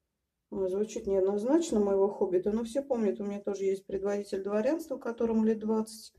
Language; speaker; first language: Russian; native; Russian